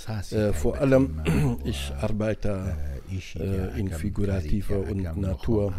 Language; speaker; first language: German; non-native, fluent; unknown